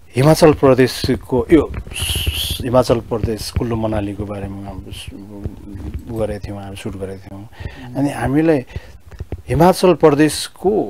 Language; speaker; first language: Nepali; early bilingual, heritage; Nepali